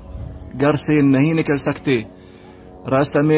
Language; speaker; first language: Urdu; non-native, learner; Arabic